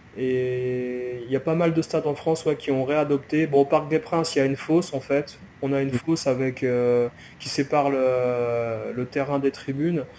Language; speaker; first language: French; native; French